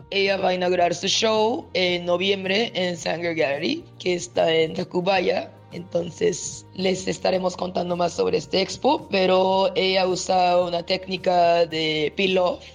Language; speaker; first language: Spanish; non-native, fluent; Japanese